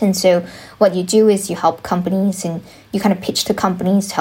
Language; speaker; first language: English; non-native, local second language; Chinese